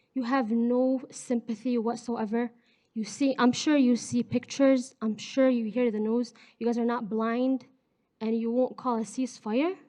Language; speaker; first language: English; early bilingual, other home language; Arabic